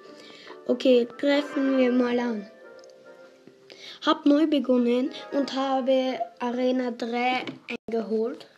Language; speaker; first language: German; non-native, local second language; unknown